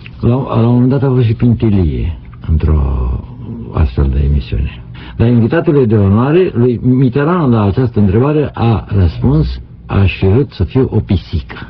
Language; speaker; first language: Romanian; native; Romanian